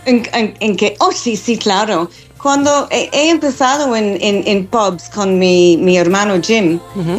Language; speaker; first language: Spanish; non-native, fluent; English